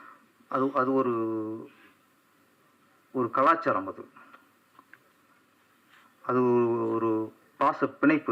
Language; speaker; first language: Tamil; native; Tamil